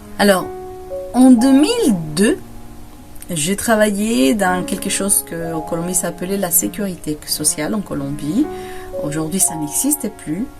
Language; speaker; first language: French; non-native, fluent; Spanish